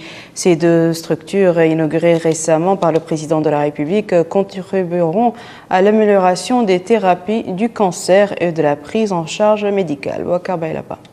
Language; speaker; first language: French; non-native, local second language; Arabic